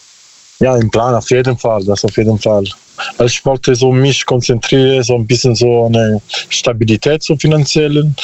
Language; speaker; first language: German; non-native, learner; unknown